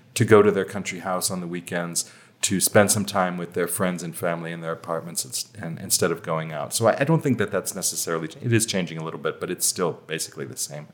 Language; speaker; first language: English; native; English